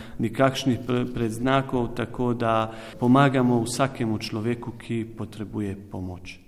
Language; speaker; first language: Slovenian; non-native, local second language; Bosnian